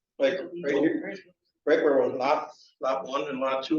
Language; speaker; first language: English; native; English